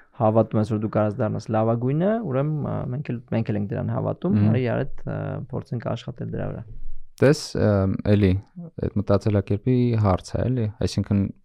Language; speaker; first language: Armenian; native; Armenian